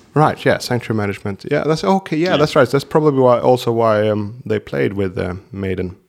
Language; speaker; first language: English; non-native, fluent; Swedish